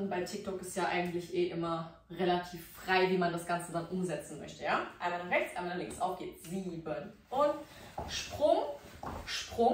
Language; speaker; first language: German; native; German